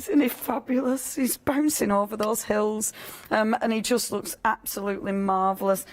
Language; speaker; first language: English; native; English